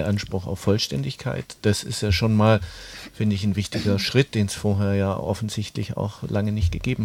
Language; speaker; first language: German; native; German